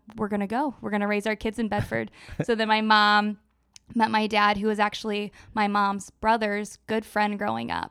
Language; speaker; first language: English; early bilingual, other home language; Arabic